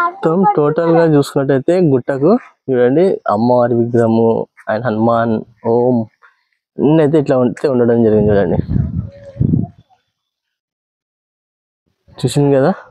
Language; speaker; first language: Telugu; native; Telugu